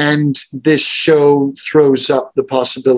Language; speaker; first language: English; native; English